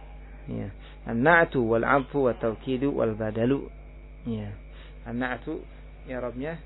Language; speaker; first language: Arabic; non-native, fluent; Indonesian